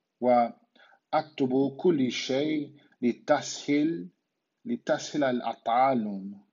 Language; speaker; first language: Arabic; non-native, learner; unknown